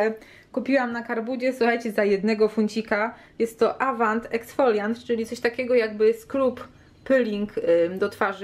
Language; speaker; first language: Polish; native; Polish